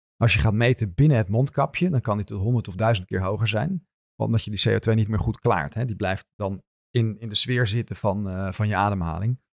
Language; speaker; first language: Dutch; native; Dutch